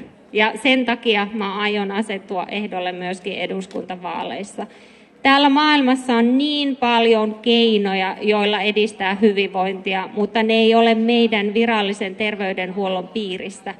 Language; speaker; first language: Finnish; native; Finnish